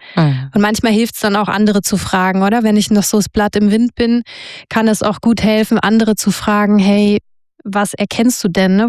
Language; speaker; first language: German; native; German